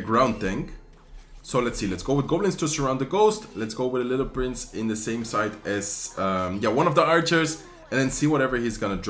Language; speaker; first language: English; non-native, fluent; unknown